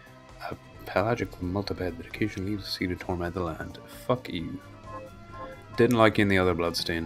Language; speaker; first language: English; native; English